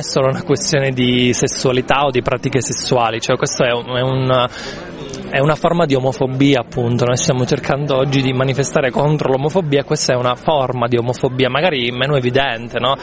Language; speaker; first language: Italian; native; Italian